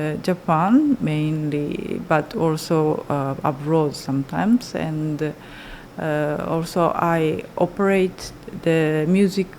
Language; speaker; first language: English; non-native, learner; Japanese